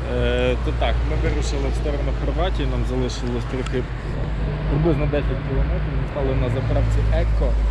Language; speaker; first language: Ukrainian; non-native, local second language; Russian